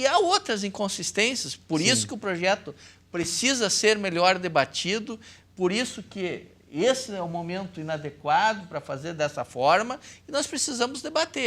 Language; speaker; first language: Portuguese; native; Portuguese